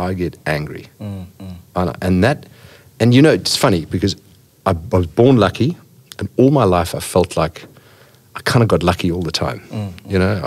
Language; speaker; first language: English; native; English